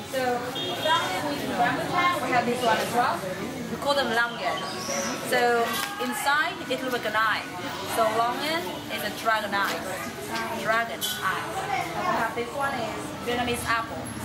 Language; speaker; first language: English; non-native, learner; Vietnamese